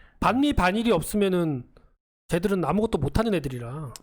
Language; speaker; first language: Korean; native; Korean